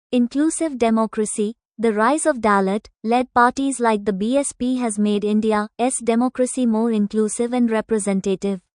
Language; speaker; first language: English; non-native, local second language; Tamil